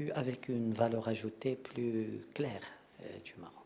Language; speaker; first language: French; non-native, local second language; Arabic